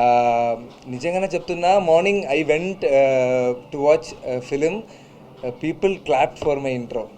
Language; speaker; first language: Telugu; non-native, learner; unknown